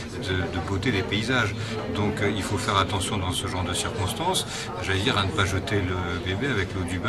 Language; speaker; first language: French; native; French